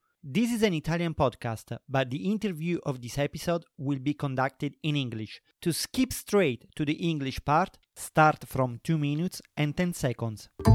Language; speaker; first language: English; non-native, fluent; Italian